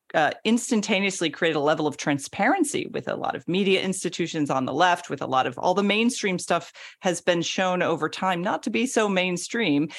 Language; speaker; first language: English; native; English